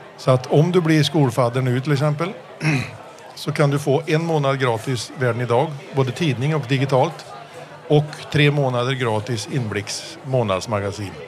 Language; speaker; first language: Swedish; early bilingual, heritage; Swedish